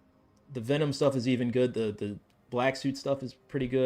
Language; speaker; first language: English; native; English